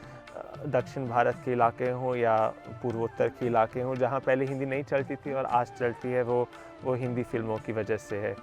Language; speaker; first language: Hindi; non-native, fluent; Hungarian